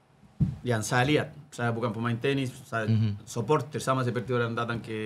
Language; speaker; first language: Indonesian; non-native, learner; Spanish